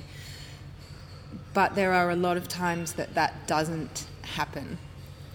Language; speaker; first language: English; native; English